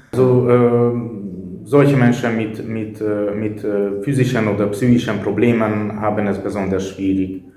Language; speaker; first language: German; non-native, fluent; Hungarian